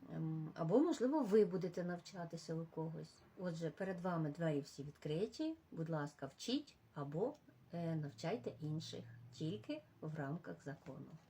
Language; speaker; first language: Ukrainian; non-native, local second language; Russian